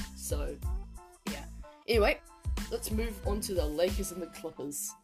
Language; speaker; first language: English; native; English